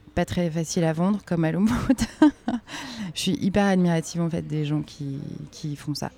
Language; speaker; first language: French; native; French